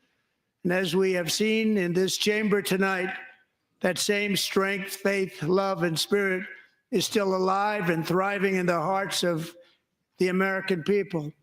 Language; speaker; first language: English; native; English